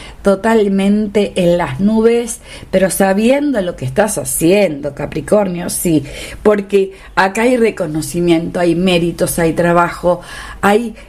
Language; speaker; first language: Spanish; native; Spanish